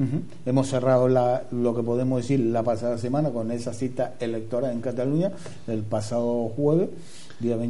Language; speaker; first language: Spanish; native; Spanish